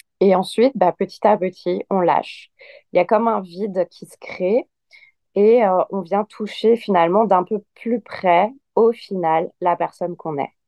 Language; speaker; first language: French; native; French